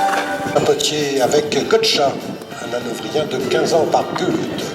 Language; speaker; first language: French; native; French